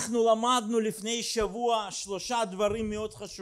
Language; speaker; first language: Hebrew; non-native, fluent; Russian